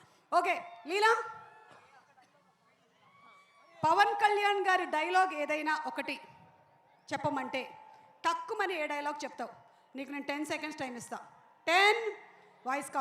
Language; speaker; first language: Telugu; native; Telugu